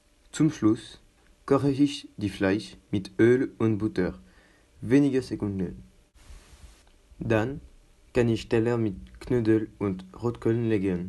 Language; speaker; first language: German; non-native, learner; French